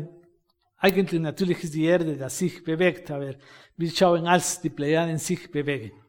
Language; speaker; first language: German; non-native, fluent; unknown